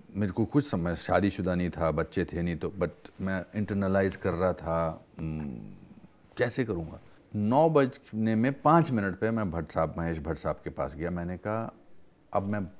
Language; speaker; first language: Hindi; native; Hindi